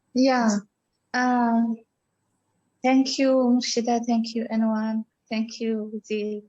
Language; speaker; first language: English; non-native, learner; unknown